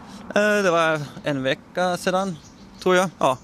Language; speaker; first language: Swedish; non-native, learner; Dutch